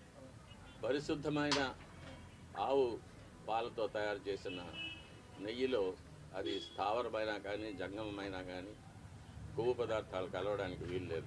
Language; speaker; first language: Telugu; native; Telugu